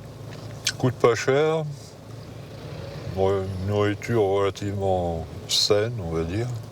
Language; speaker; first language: French; native; French